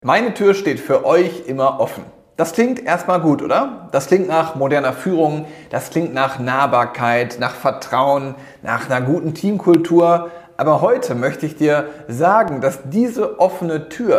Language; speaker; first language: German; native; German